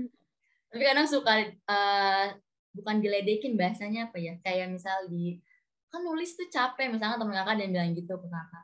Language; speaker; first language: Indonesian; native; Indonesian